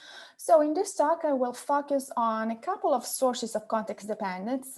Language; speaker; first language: English; non-native, fluent; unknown